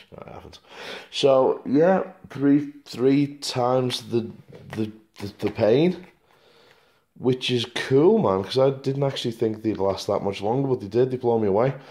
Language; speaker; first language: English; native; English